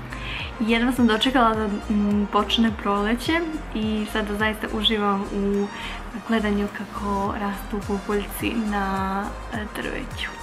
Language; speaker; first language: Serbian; non-native, local second language; Slovak